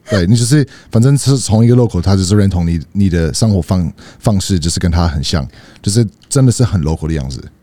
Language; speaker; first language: Chinese; non-native, fluent; English